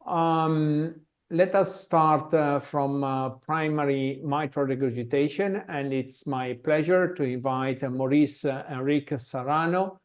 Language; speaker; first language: English; non-native, fluent; Italian